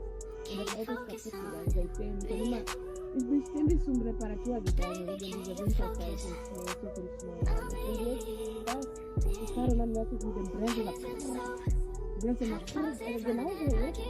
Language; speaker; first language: German; non-native, learner; Swahili